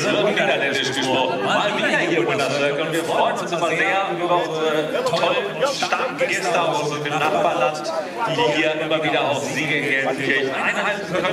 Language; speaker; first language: German; native; German